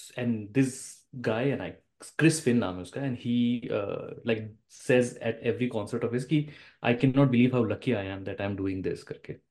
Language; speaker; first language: Hindi; non-native, local second language; Bangla